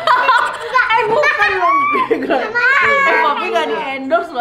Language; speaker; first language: Indonesian; native; Indonesian